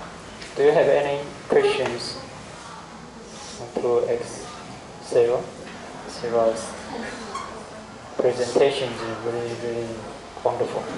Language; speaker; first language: English; non-native, learner; Chinese